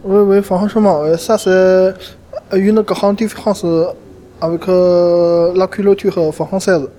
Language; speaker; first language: French; non-native, learner; Chinese